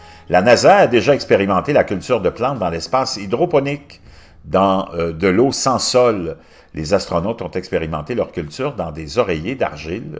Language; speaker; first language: French; native; French